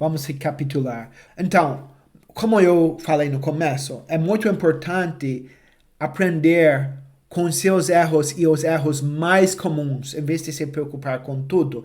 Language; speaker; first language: Portuguese; non-native, fluent; English